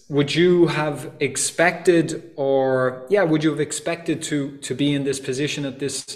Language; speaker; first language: English; native; English